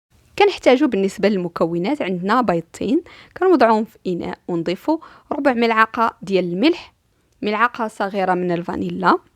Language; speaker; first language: Arabic; native; Arabic